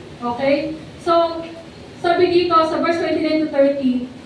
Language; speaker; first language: Filipino; native; Filipino